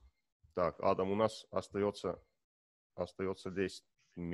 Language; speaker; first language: Russian; non-native, learner; Estonian